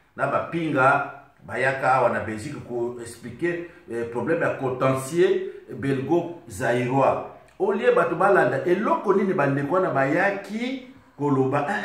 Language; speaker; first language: Lingala; non-native, local second language; Swahili